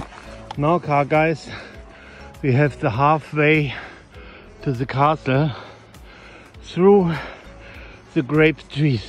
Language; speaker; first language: English; non-native, learner; German